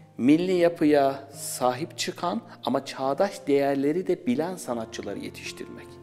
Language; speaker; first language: Turkish; native; Turkish